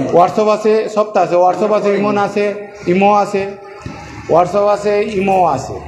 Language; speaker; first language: Bangla; native; Bangla